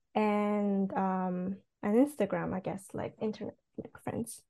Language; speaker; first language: English; non-native, fluent; Cantonese